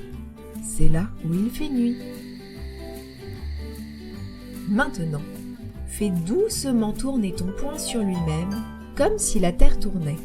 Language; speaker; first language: French; native; French